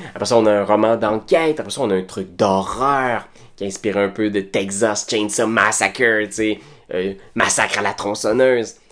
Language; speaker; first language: French; native; French